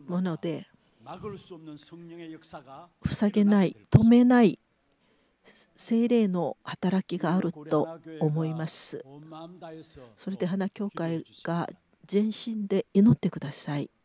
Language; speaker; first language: Japanese; non-native, fluent; Korean